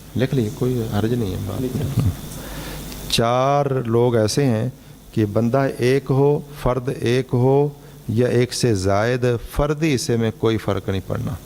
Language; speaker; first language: Urdu; non-native, local second language; Punjabi